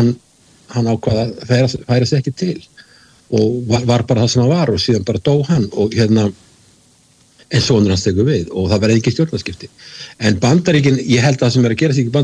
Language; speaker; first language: Icelandic; native; Icelandic